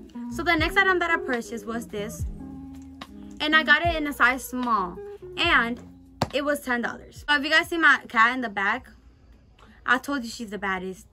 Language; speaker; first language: English; early bilingual, other home language; Spanish